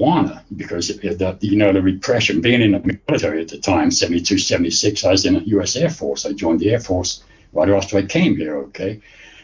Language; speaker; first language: English; native; English